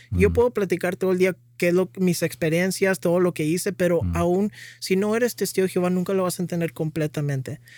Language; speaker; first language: Spanish; early bilingual, heritage; Spanish